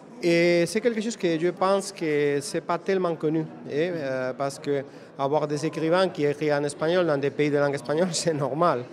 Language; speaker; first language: French; non-native, fluent; Spanish